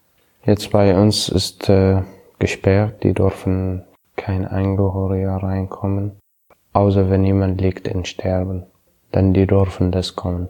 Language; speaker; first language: German; non-native, learner; Arabic